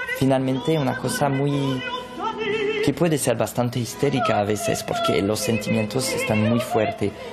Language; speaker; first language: Spanish; non-native, fluent; French